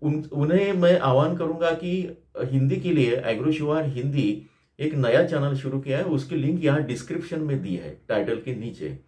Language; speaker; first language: Hindi; non-native, local second language; Marathi